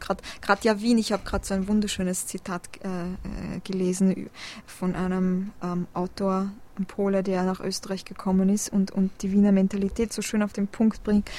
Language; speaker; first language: German; early bilingual, other home language; Polish